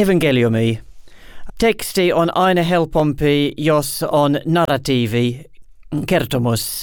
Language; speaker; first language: Finnish; non-native, learner; English